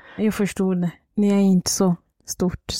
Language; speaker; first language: Swedish; non-native, fluent; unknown